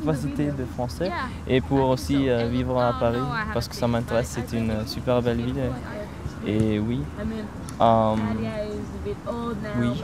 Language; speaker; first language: French; non-native, fluent; German